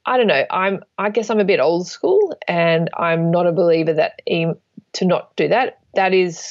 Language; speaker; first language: English; native; English